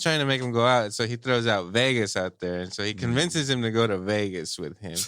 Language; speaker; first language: English; native; English